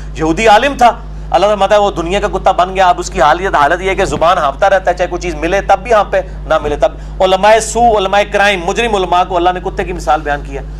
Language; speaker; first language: Urdu; non-native, local second language; Punjabi